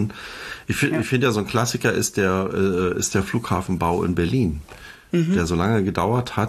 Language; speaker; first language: German; native; German